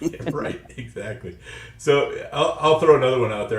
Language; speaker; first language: English; native; English